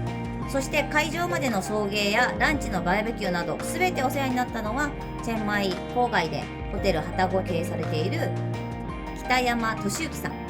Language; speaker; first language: Japanese; native; Japanese